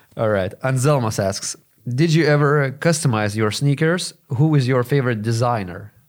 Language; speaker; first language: English; non-native, fluent; Lithuanian